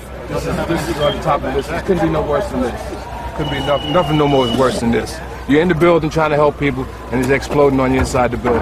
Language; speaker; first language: English; native; English